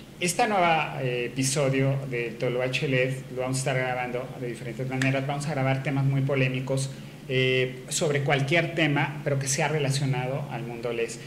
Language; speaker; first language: Spanish; native; Spanish